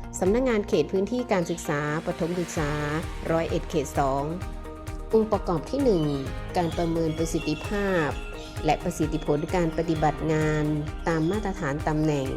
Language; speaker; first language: Thai; native; Thai